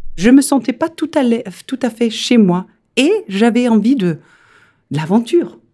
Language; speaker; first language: French; non-native, fluent; Danish